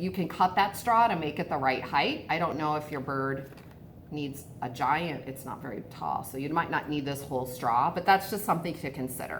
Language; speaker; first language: English; native; English